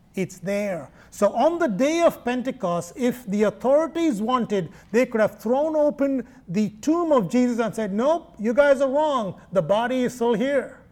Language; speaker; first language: English; non-native, local second language; Malayalam